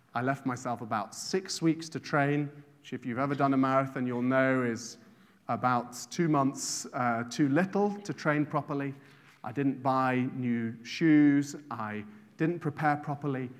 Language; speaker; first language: English; native; English